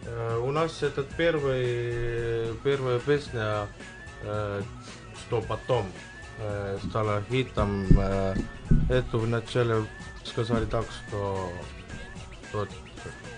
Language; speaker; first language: Russian; non-native, learner; Estonian